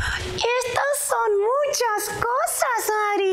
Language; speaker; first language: Spanish; non-native, learner; English